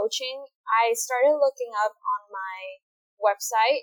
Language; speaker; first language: English; non-native, fluent; Vietnamese